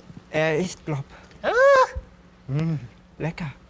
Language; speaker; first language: German; non-native, fluent; English